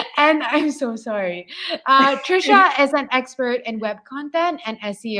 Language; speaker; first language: English; non-native, local second language; Filipino